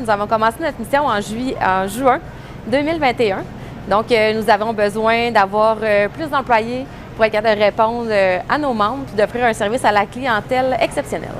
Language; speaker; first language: French; native; French